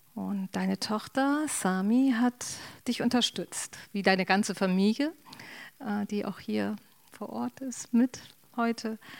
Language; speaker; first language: German; native; German